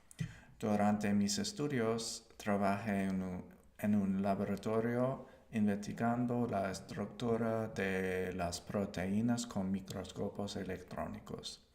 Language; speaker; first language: Spanish; non-native, learner; English